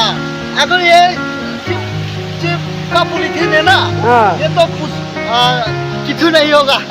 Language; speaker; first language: Hindi; non-native, local second language; Karbi